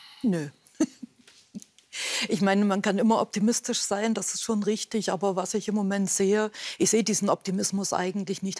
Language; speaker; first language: German; native; German